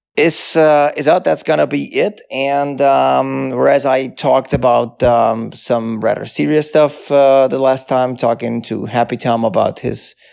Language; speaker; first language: English; non-native, fluent; German